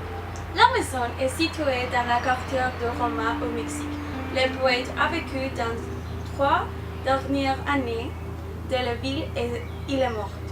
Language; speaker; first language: French; non-native, learner; Spanish